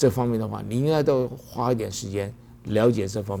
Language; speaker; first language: Chinese; native; Chinese